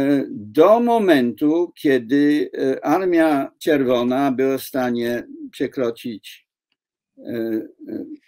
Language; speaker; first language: Polish; non-native, fluent; English